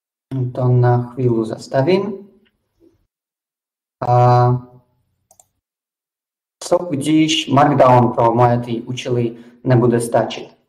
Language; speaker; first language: Czech; non-native, fluent; Russian